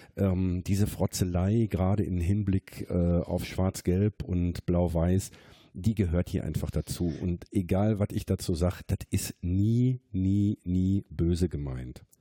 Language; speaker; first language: German; native; German